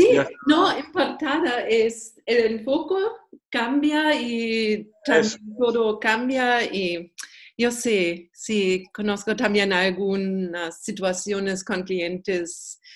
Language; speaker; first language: Spanish; non-native, learner; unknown